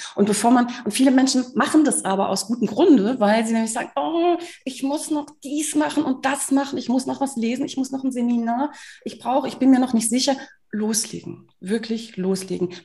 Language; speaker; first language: German; early bilingual, heritage; Danish